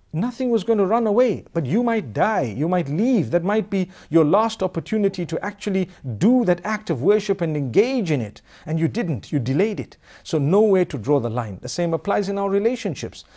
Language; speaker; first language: English; native; English